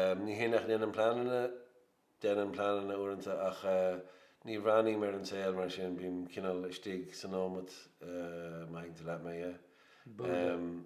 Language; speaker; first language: Irish; native; Irish